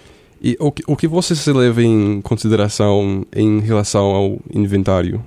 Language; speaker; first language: Portuguese; non-native, fluent; English